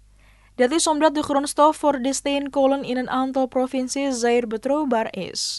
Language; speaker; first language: Dutch; non-native, fluent; Indonesian